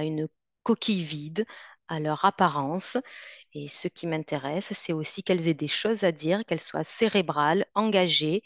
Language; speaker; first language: French; native; French